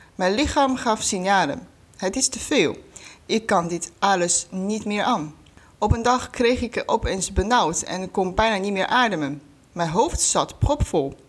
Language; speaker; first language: Dutch; non-native, fluent; Chinese